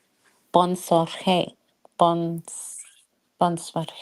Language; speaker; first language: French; non-native, learner; English